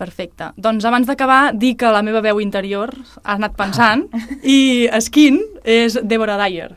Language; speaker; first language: Catalan; native; Catalan